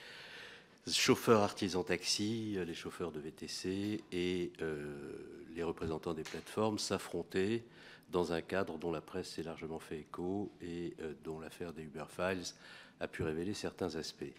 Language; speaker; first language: French; native; French